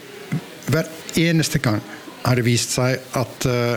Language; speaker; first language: Norwegian; non-native, fluent; Icelandic